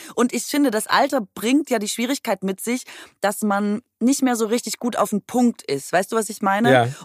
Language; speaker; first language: German; native; German